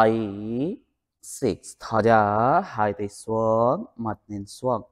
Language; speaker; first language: Vietnamese; non-native, learner; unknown